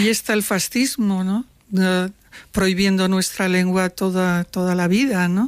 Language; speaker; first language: Spanish; non-native, local second language; Catalan